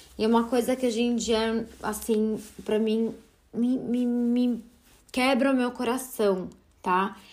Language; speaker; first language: Portuguese; early bilingual, heritage; Portuguese